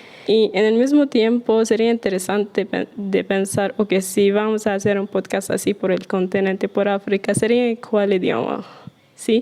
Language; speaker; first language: Spanish; non-native, learner; Arabic